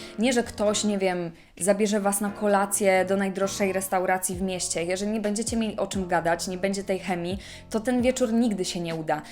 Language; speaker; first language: Polish; native; Polish